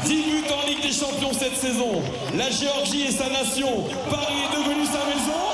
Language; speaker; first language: French; native; French